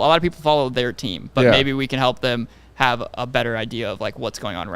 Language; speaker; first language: English; native; English